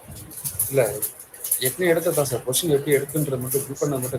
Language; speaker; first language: Tamil; native; Tamil